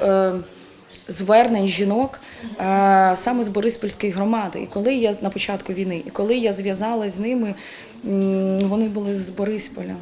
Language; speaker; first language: Ukrainian; non-native, local second language; Russian